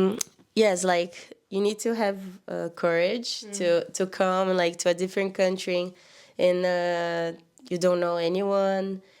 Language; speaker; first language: English; non-native, learner; Portuguese